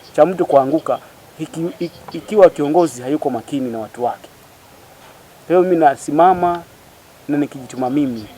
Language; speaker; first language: Swahili; non-native, local second language; Giryama